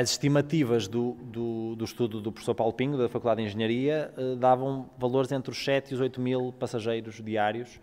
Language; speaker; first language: Portuguese; native; Portuguese